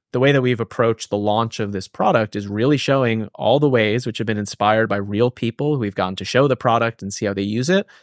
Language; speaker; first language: English; native; English